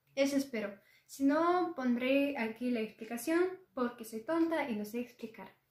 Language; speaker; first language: Spanish; non-native, learner; Russian